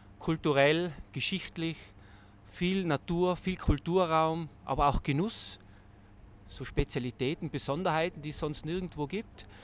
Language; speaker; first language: German; native; German